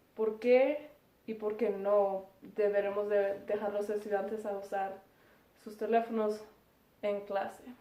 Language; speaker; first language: Spanish; early bilingual, heritage; Spanish